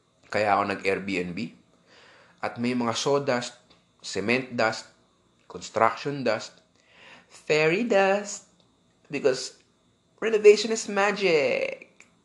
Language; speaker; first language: English; non-native, local second language; Filipino